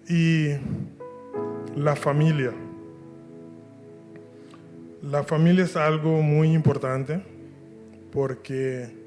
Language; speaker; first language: Spanish; non-native, local second language; Papiamento